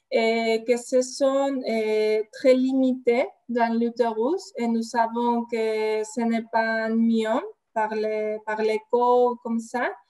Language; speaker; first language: French; non-native, fluent; Spanish